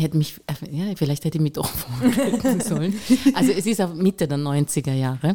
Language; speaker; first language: German; native; German